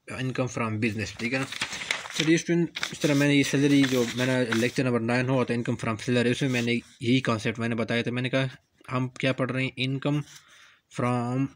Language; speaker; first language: Urdu; native; Urdu